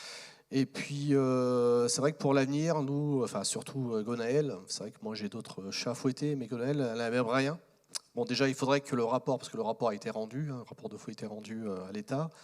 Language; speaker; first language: French; native; French